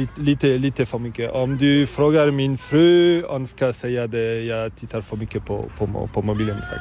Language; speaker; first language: Swedish; non-native, learner; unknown